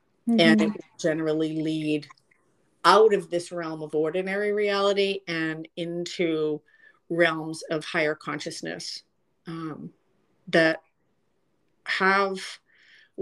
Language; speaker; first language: English; native; English